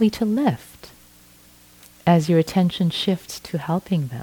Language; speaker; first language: English; non-native, fluent; Persian